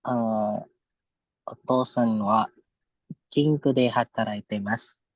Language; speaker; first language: Japanese; non-native, learner; Filipino